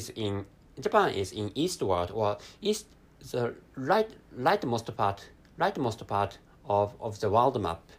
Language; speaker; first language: English; non-native, fluent; Japanese